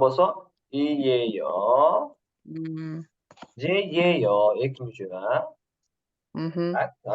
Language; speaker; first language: Korean; non-native, fluent; Kyrgyz